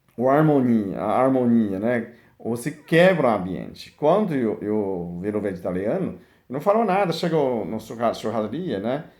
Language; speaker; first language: Portuguese; non-native, fluent; Chinese